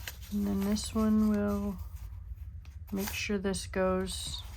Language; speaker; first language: English; native; English